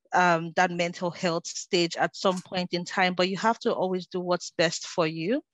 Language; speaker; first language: English; non-native, local second language; Yoruba